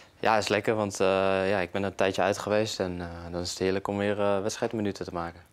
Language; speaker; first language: Dutch; native; Dutch